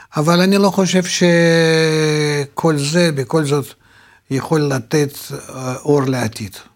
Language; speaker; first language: Hebrew; non-native, fluent; Russian